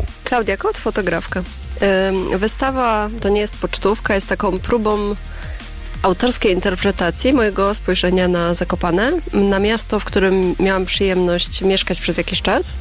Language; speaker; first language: Polish; native; Polish